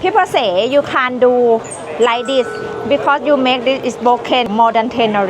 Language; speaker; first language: English; non-native, learner; Thai